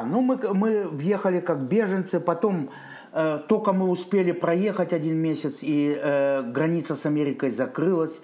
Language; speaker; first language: Russian; native; Russian